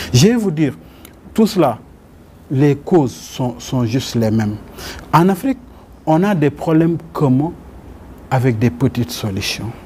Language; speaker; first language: French; non-native, local second language; Wolof